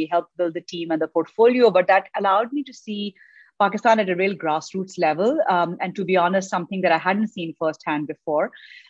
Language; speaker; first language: English; non-native, local second language; Urdu